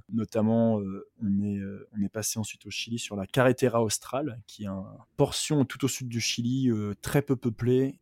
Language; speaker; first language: French; native; French